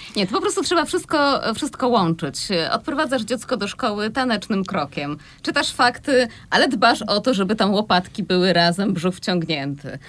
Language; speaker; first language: Polish; native; Polish